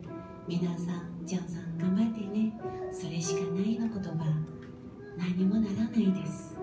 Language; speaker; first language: Japanese; non-native, learner; Chinese